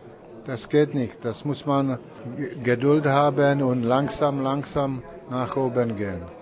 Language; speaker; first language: German; non-native, learner; Czech